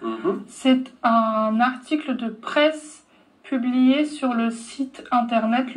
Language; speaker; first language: French; non-native, fluent; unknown